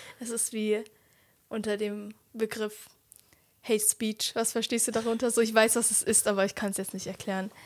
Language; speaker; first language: German; native; German